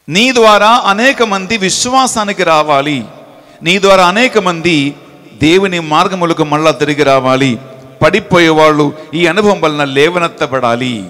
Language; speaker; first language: Telugu; non-native, local second language; Malayalam